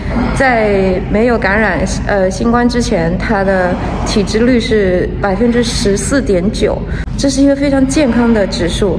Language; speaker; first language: Chinese; native; Chinese